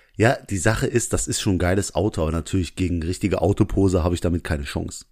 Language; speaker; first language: German; early bilingual, other home language; Urdu